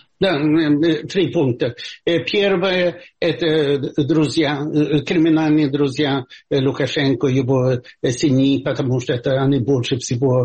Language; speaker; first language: Russian; non-native, fluent; Swedish